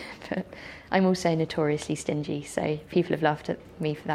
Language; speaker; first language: English; native; English